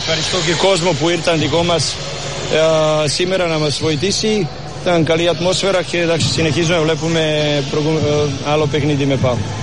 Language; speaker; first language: Greek; non-native, fluent; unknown